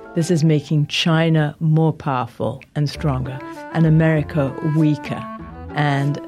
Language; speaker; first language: English; native; English